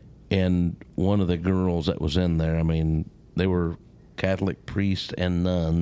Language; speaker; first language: English; early bilingual, other home language; Spanish